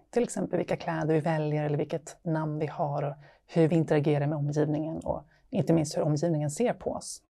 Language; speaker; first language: Swedish; native; Swedish